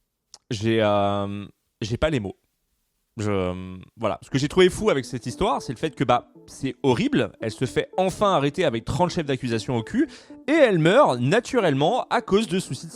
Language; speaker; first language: French; native; French